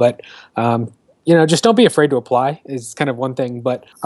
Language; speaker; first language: English; native; English